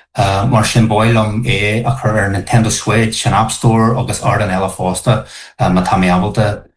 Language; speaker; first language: Irish; non-native, local second language; English